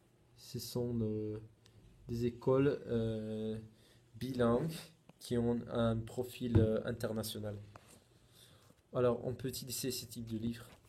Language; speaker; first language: French; non-native, fluent; Spanish